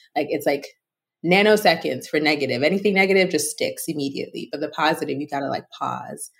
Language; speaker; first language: English; non-native, local second language; Yoruba